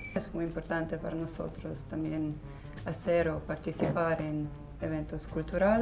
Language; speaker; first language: Spanish; non-native, fluent; Slovenian